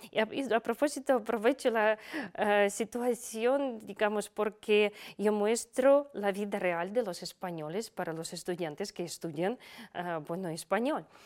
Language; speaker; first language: Spanish; non-native, fluent; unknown